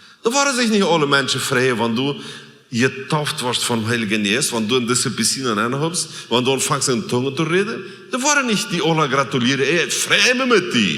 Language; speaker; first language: German; non-native, learner; Plautdietsch